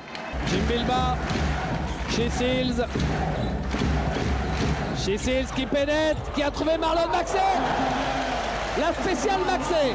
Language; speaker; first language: French; native; French